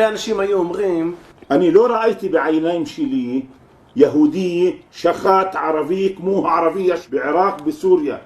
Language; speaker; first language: Hebrew; non-native, local second language; Arabic